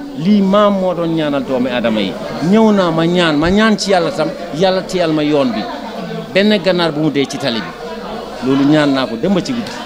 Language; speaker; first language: Wolof; non-native, local second language; Fula